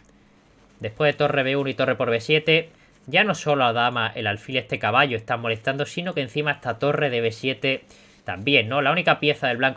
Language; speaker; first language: Spanish; native; Spanish